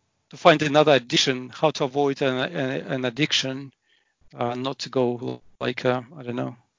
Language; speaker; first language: English; non-native, fluent; Russian